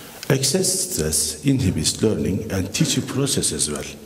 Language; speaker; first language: English; non-native, fluent; Turkish